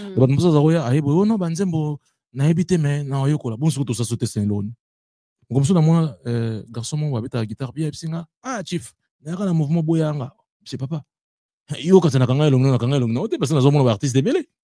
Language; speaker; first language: Lingala; native; Lingala